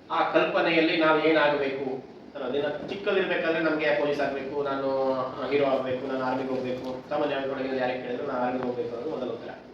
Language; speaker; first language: Kannada; non-native, local second language; Kodava